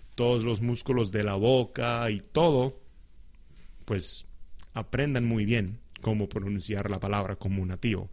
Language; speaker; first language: Spanish; non-native, fluent; English